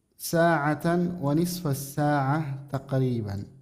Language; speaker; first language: Arabic; non-native, fluent; Indonesian